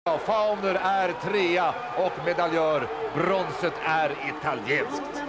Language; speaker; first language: Swedish; native; Swedish